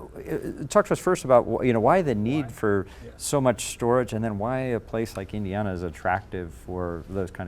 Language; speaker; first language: English; native; English